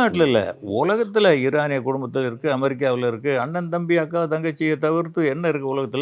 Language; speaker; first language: Tamil; native; Tamil